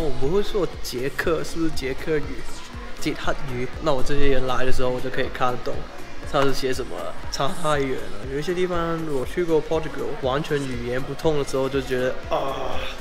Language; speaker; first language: Chinese; native; Chinese